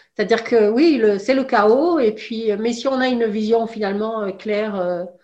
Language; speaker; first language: French; native; French